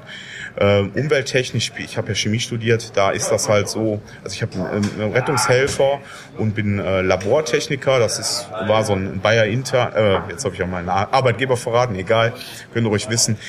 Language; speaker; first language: German; native; German